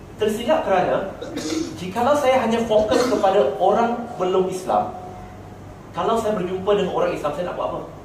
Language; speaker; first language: Malay; non-native, local second language; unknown